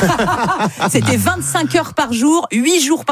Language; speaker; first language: French; native; French